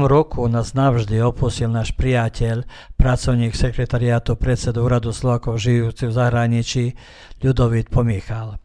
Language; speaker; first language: Slovak; early bilingual, heritage; Slovak